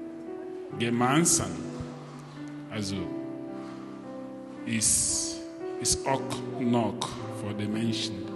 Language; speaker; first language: German; non-native, learner; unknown